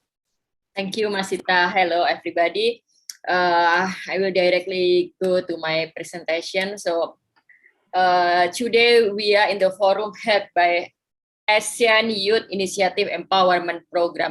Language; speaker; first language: English; non-native, fluent; Indonesian